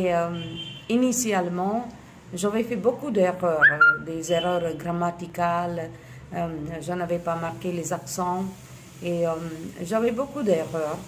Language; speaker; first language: French; non-native, fluent; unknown